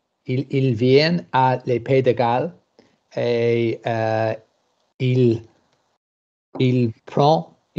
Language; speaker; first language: French; non-native, learner; English